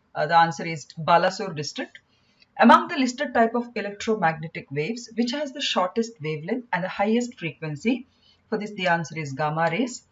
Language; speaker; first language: English; non-native, local second language; Kannada